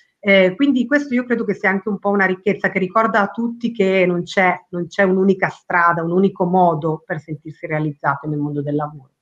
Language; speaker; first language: Italian; early bilingual, other home language; Spanish